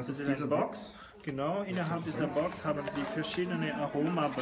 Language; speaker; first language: German; non-native, fluent; French